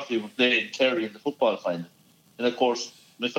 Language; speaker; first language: English; native; English